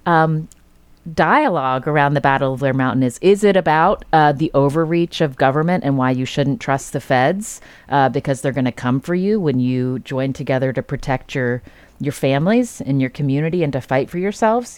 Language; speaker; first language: English; native; English